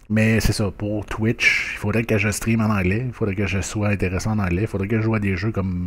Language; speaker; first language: French; native; French